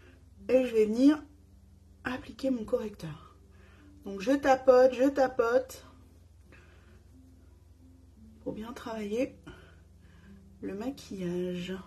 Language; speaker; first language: French; native; French